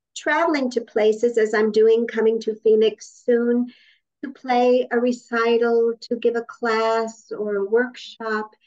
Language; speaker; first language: English; native; English